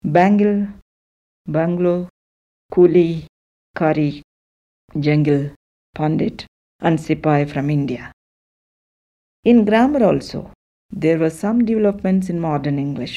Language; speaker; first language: English; non-native, local second language; Telugu